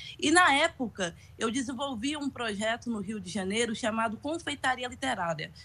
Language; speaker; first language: Portuguese; native; Portuguese